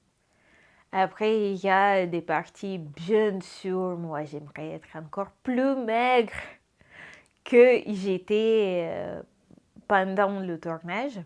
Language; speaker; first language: French; non-native, fluent; Russian